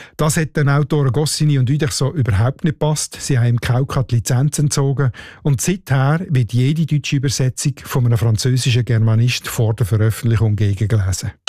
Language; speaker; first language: German; native; German